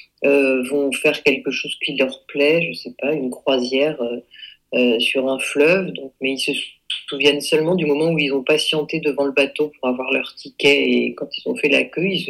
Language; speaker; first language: French; native; French